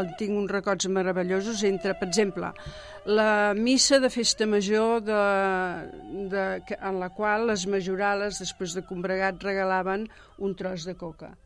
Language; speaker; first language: Catalan; native; Catalan